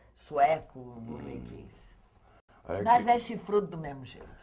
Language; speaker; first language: Portuguese; native; Portuguese